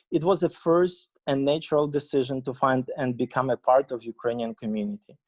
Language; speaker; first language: English; non-native, fluent; Ukrainian